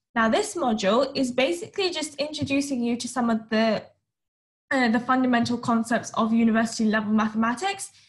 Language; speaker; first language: English; native; English